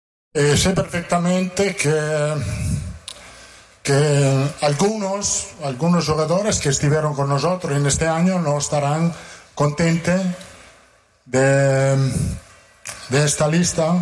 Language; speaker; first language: Portuguese; non-native, fluent; Italian